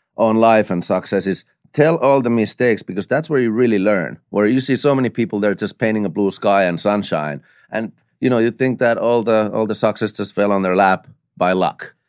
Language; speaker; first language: English; non-native, fluent; Finnish